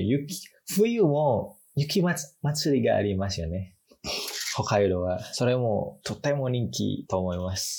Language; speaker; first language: Japanese; non-native, learner; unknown